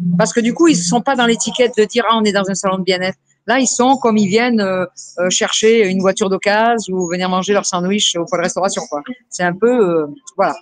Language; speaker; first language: French; native; French